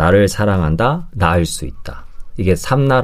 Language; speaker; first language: Korean; native; Korean